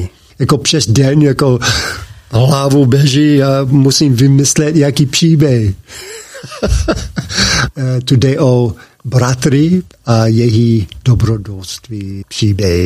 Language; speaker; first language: Czech; non-native, learner; English